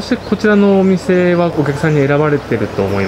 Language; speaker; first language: Japanese; native; Japanese